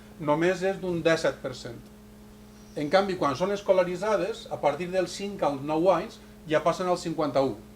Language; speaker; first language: Catalan; native; Catalan